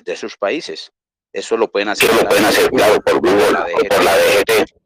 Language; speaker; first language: Spanish; native; Spanish